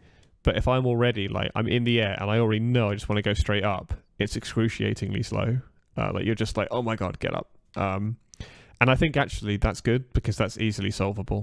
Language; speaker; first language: English; native; English